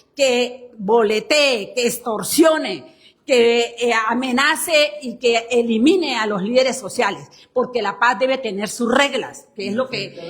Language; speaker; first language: Spanish; native; Spanish